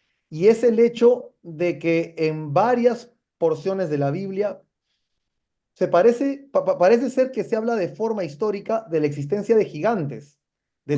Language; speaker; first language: Spanish; native; Spanish